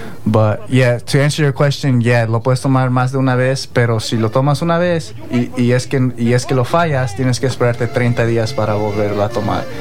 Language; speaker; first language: Spanish; early bilingual, heritage; Spanish